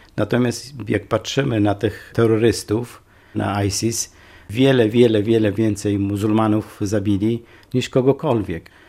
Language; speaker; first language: Polish; non-native, fluent; Kurdish